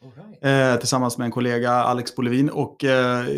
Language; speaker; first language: Swedish; native; Swedish